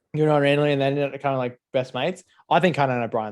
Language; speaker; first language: English; native; English